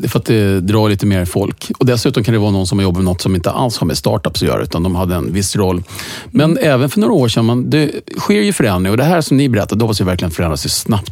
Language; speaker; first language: Swedish; native; Swedish